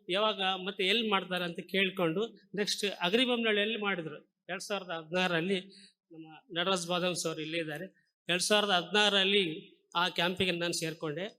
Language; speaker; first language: Kannada; native; Kannada